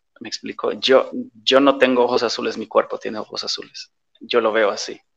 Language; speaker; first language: Spanish; non-native, fluent; Polish